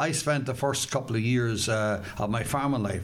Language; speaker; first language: English; native; English